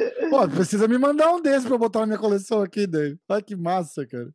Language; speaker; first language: Portuguese; native; Portuguese